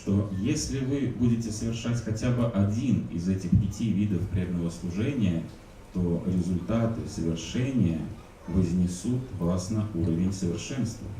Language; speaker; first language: Russian; native; Russian